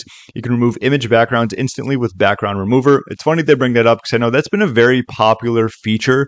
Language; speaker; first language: English; native; English